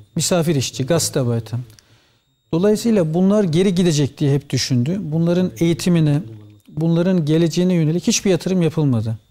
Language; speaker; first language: Turkish; early bilingual, heritage; Turkish